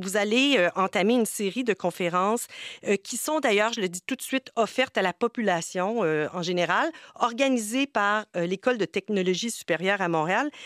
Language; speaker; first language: French; native; French